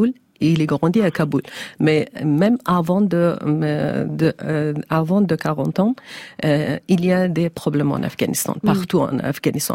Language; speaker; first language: French; non-native, learner; Persian